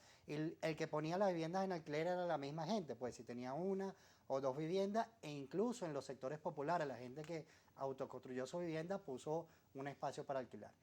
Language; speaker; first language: Spanish; native; Spanish